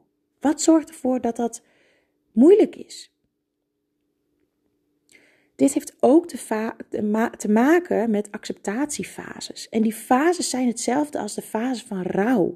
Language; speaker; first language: Dutch; native; Dutch